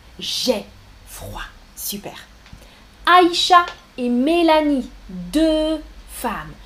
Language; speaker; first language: French; native; French